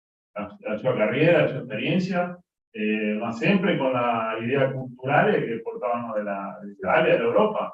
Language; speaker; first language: Italian; early bilingual, heritage; Spanish